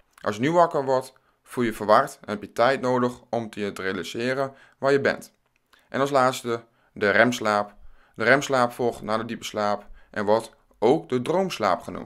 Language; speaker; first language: Dutch; native; Dutch